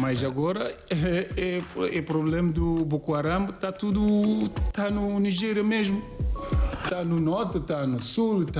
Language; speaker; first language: Portuguese; non-native, learner; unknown